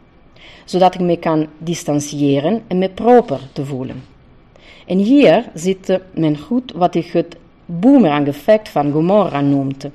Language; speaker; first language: Dutch; non-native, fluent; Italian